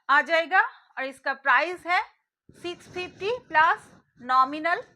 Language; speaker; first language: Hindi; non-native, local second language; Bangla